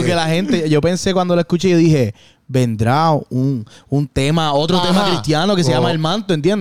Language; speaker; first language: Spanish; native; Spanish